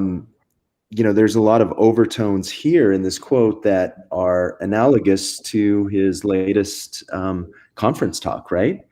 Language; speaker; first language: English; native; English